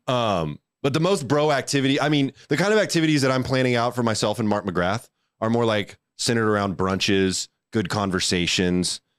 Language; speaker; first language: English; native; English